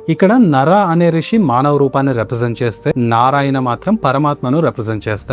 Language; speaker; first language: Telugu; native; Telugu